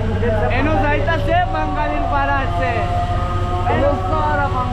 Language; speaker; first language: Hindi; non-native, local second language; Bangla